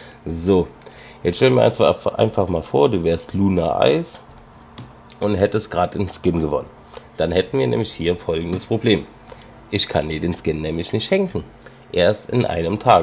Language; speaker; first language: German; native; German